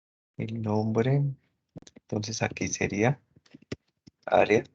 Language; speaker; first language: Spanish; native; Spanish